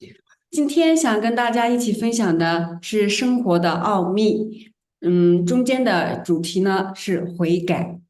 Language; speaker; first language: Chinese; native; Chinese